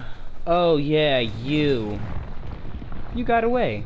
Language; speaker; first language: English; native; English